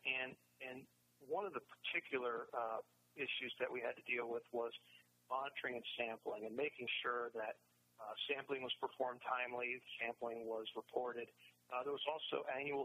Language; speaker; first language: English; native; English